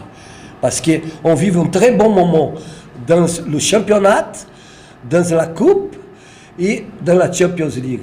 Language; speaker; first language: French; non-native, learner; Portuguese